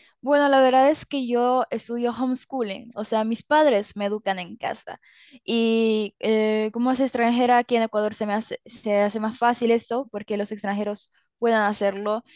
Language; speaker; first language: Spanish; early bilingual, other home language; Italian